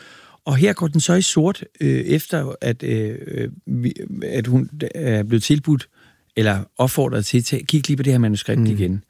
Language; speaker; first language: Danish; native; Danish